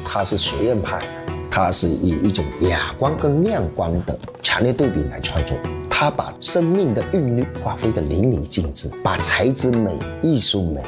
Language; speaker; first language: Chinese; native; Chinese